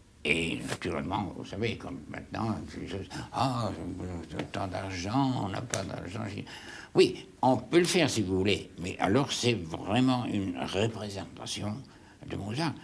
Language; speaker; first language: French; non-native, fluent; German